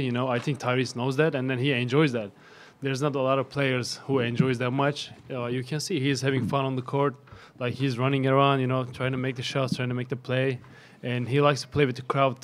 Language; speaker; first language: English; non-native, fluent; Turkish